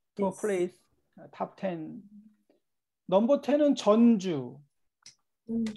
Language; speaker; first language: Korean; native; Korean